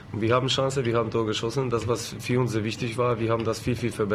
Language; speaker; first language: German; non-native, learner; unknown